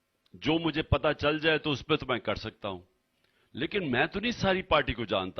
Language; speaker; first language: Urdu; native; Urdu